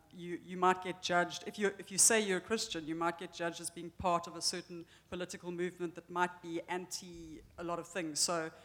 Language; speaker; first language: English; native; English